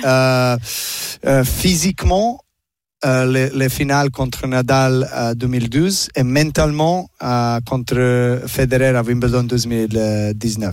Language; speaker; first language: French; non-native, learner; Serbian